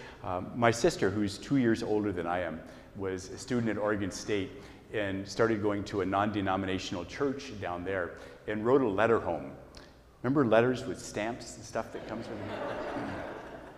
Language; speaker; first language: English; native; English